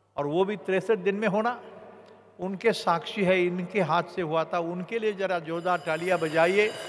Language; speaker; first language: Hindi; non-native, local second language; Marathi